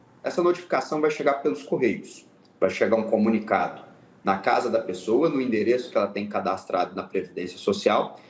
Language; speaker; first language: Portuguese; native; Portuguese